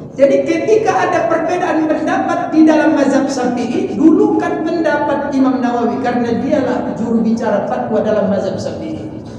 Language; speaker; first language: Indonesian; non-native, local second language; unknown